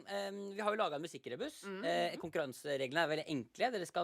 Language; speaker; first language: Norwegian; native; Norwegian